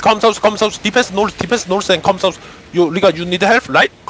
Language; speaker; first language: English; non-native, learner; Korean